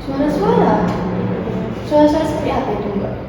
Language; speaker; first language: Indonesian; native; Indonesian